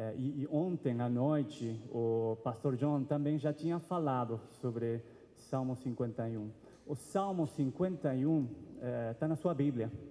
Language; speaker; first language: Portuguese; non-native, fluent; Spanish